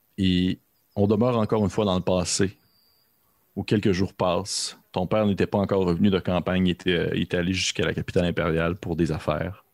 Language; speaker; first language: French; native; French